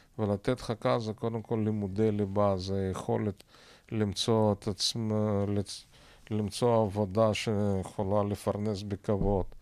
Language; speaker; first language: Hebrew; non-native, fluent; Russian